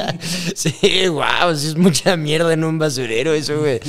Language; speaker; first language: Spanish; native; Spanish